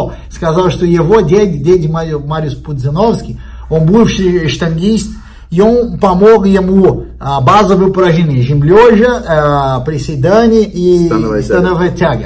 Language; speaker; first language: Russian; non-native, learner; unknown